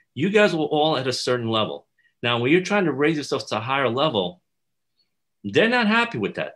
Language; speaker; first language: English; native; English